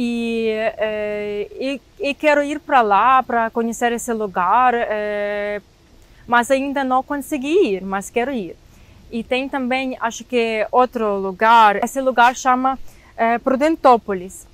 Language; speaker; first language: Portuguese; non-native, fluent; Ukrainian